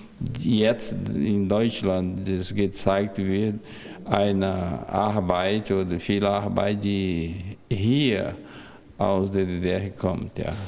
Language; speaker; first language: German; non-native, fluent; Portuguese